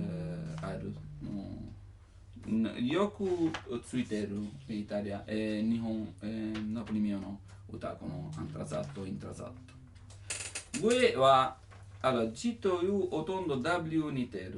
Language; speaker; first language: Japanese; non-native, learner; Italian